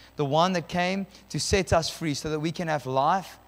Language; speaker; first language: English; non-native, local second language; Afrikaans